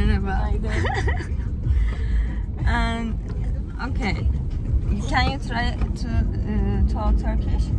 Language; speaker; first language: English; non-native, learner; Turkish